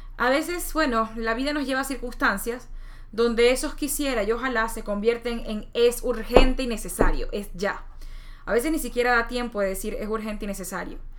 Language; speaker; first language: Spanish; native; Spanish